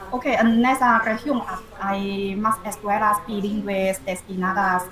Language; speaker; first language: Spanish; non-native, fluent; Chinese